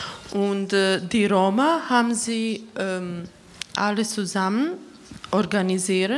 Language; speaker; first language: German; non-native, learner; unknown